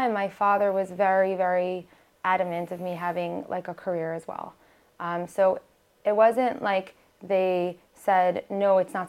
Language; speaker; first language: English; native; English